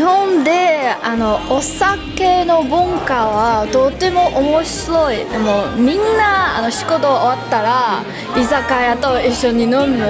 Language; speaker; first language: Japanese; non-native, learner; Chinese